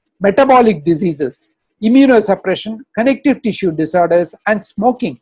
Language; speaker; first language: English; non-native, local second language; Tamil